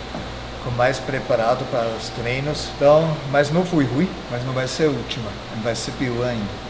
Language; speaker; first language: Portuguese; non-native, fluent; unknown